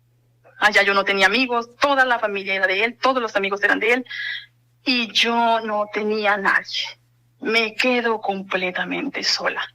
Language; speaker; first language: Spanish; native; Spanish